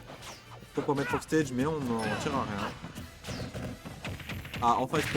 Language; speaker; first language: French; native; French